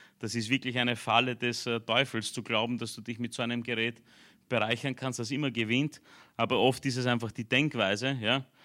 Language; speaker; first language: German; early bilingual, other home language; Romanian